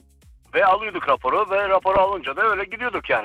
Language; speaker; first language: Turkish; early bilingual, other home language; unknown